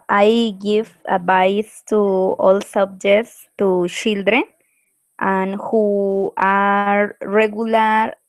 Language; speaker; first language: English; non-native, learner; Spanish